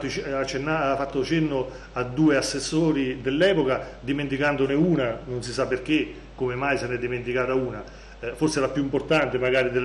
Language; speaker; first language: Italian; native; Italian